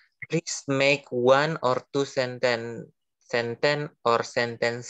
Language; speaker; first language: English; non-native, fluent; Indonesian